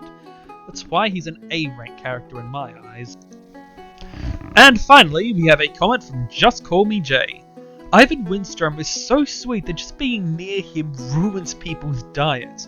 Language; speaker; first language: English; native; English